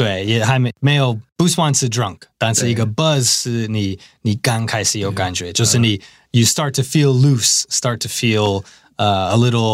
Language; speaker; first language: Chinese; non-native, fluent; English